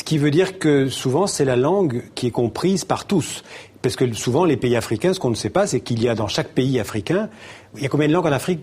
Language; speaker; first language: French; native; French